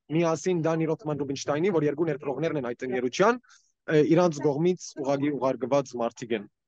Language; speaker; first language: Armenian; early bilingual, heritage; Armenian